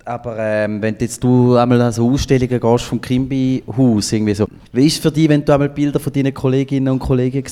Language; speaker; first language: German; native; German